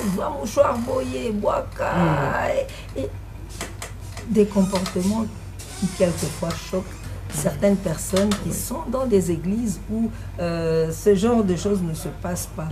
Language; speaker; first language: French; non-native, local second language; Lingala